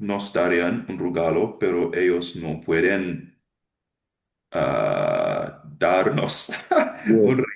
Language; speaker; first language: Spanish; non-native, learner; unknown